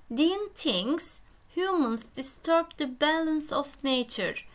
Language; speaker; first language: English; non-native, fluent; Turkish